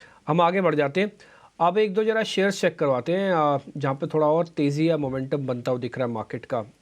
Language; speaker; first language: Hindi; native; Hindi